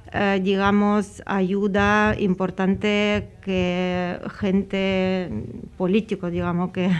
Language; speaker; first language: Spanish; non-native, fluent; Ukrainian